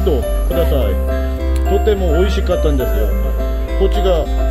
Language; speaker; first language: Japanese; non-native, learner; Korean